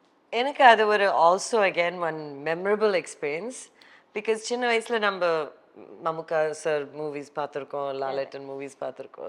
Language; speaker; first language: Tamil; early bilingual, heritage; Tamil